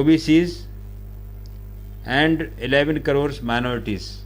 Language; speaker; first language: English; non-native, local second language; Hindi